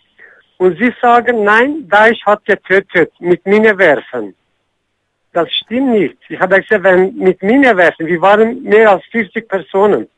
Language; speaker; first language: German; non-native, learner; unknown